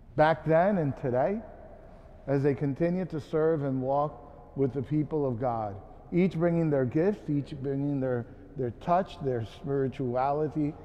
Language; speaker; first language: English; early bilingual, other home language; Spanish